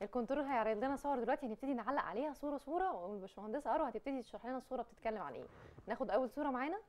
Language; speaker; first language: Arabic; native; Arabic